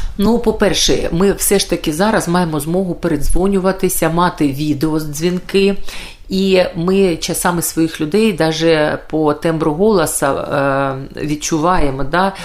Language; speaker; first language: Ukrainian; native; Ukrainian